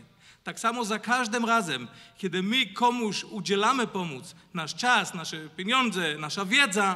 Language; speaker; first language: Polish; non-native, fluent; Hebrew